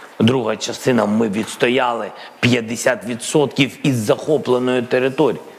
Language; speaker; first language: Ukrainian; non-native, local second language; Russian